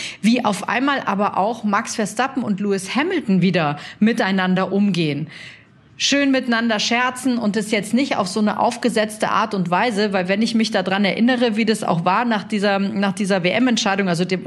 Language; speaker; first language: German; native; German